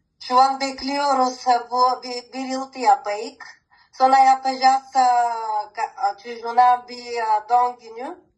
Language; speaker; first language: Turkish; non-native, learner; Greek